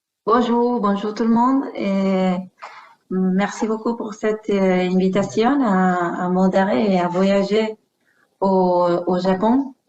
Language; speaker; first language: French; non-native, fluent; Spanish